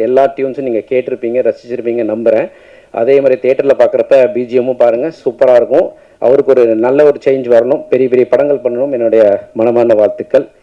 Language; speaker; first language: Tamil; native; Tamil